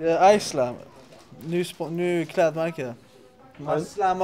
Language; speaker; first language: Swedish; non-native, local second language; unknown